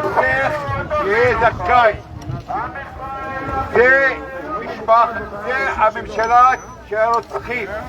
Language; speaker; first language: Hebrew; non-native, local second language; Arabic